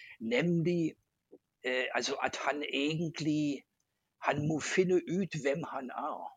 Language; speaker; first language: Norwegian; non-native, fluent; German